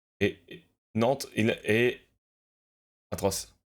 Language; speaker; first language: French; native; French